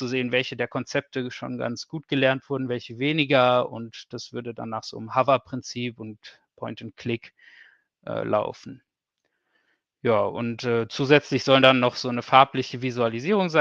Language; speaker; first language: German; native; German